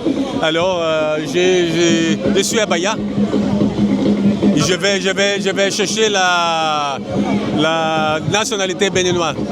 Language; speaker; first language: French; non-native, learner; Portuguese